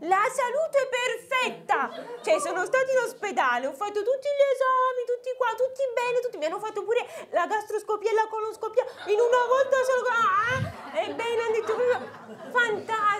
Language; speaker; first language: Italian; native; Italian